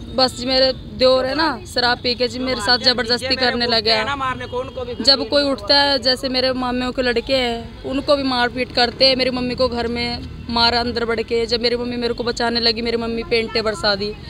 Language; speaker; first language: Hindi; native; Hindi